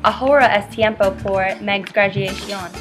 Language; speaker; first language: Spanish; non-native, learner; English